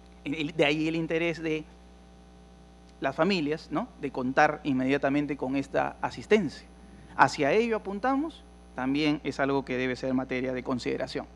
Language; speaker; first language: Spanish; native; Spanish